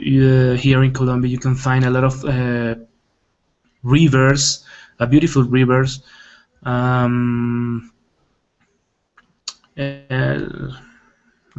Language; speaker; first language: English; non-native, learner; Spanish